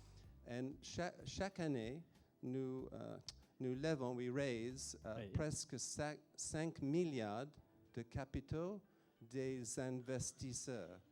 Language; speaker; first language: French; non-native, fluent; English